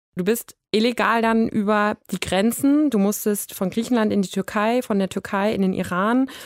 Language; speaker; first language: German; native; German